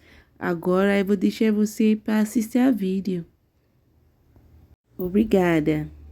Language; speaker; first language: Portuguese; non-native, learner; English